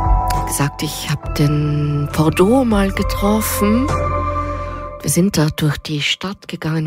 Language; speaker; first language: German; native; German